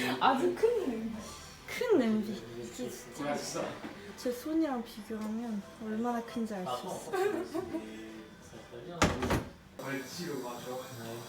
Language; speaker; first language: Korean; non-native, fluent; French